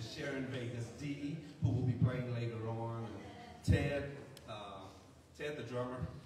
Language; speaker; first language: English; native; English